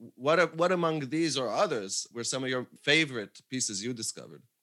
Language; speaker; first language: English; non-native, fluent; Hebrew